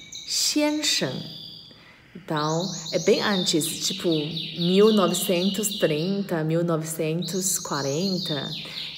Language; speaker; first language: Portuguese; non-native, fluent; Chinese